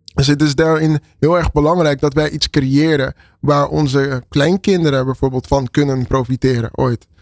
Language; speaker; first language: Dutch; native; Dutch